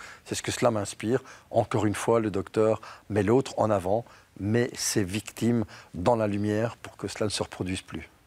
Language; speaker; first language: French; native; French